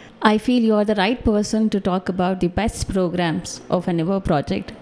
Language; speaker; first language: English; non-native, local second language; Kannada